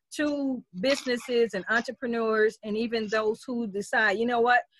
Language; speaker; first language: English; native; English